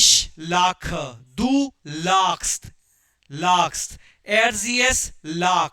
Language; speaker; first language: German; non-native, fluent; Hindi